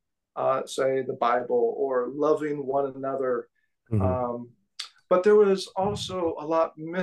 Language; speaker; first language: English; native; English